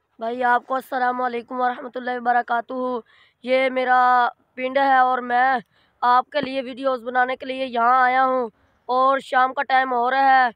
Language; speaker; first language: Hindi; non-native, local second language; Punjabi